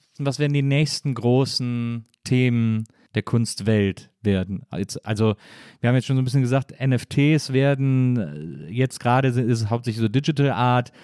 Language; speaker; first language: German; native; German